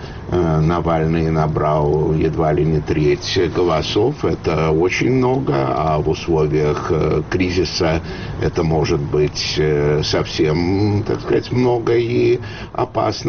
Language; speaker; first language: Russian; native; Russian